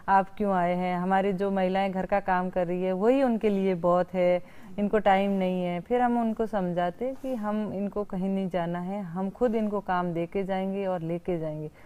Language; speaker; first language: Hindi; native; Hindi